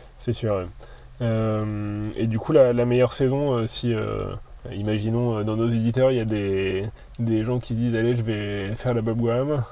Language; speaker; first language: French; native; French